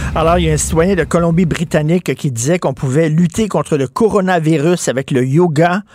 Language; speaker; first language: French; native; French